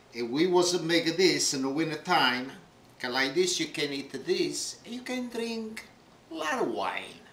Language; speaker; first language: English; non-native, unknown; Italian